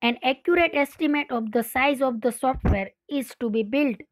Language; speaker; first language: English; non-native, local second language; Gujarati